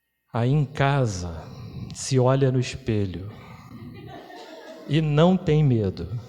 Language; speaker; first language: Portuguese; native; Portuguese